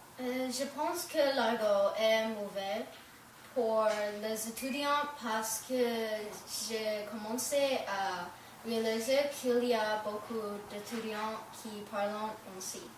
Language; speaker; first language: French; non-native, learner; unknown